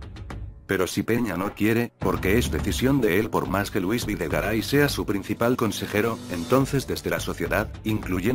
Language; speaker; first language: Spanish; native; Spanish